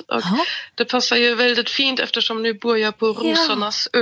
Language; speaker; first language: Swedish; non-native, fluent; German